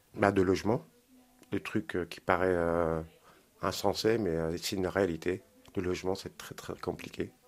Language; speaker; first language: French; native; French